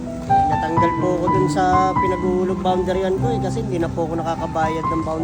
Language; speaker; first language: Filipino; native; Filipino